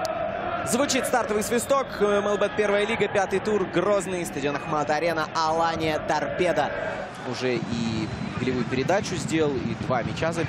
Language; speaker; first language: Russian; native; Russian